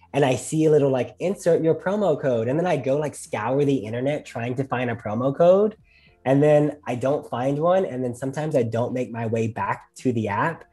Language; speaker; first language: English; native; English